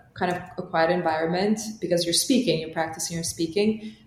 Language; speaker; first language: English; non-native, fluent; Albanian